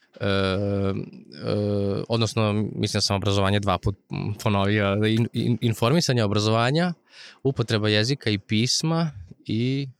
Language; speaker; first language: Serbian; non-native, local second language; Rusyn